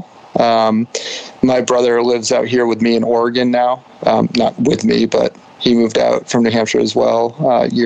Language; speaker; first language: English; native; English